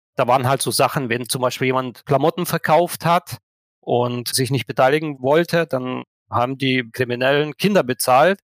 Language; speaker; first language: German; non-native, fluent; Russian